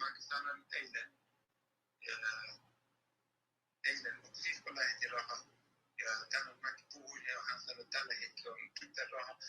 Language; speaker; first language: Finnish; non-native, learner; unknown